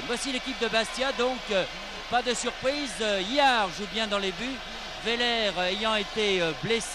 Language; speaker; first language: French; native; French